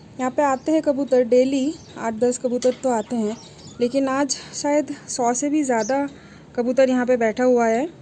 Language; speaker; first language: Hindi; non-native, local second language; Bangla